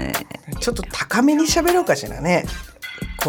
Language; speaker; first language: Japanese; native; Japanese